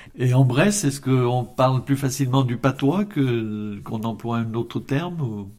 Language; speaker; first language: French; native; French